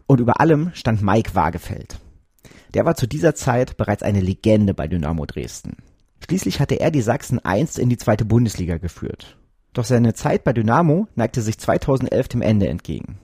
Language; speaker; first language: German; native; German